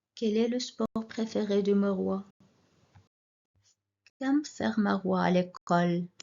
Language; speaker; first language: French; non-native, local second language; Arabic